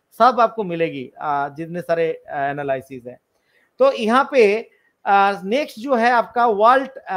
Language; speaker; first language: Hindi; non-native, local second language; Bangla